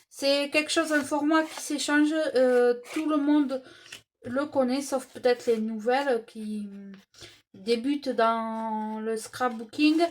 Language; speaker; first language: French; native; French